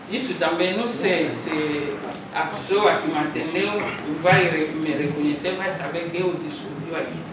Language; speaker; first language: Portuguese; non-native, local second language; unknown